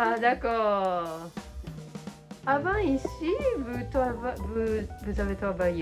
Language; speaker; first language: French; non-native, learner; Japanese